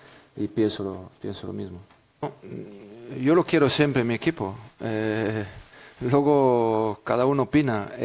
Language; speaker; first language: Spanish; non-native, fluent; French